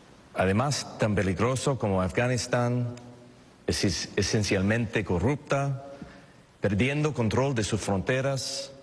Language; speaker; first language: Spanish; non-native, fluent; English